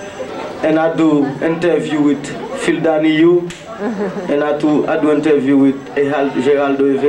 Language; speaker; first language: English; non-native, learner; Haitian Creole